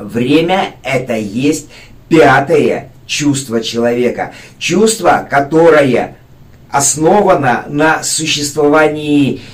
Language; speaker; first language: Russian; native; Russian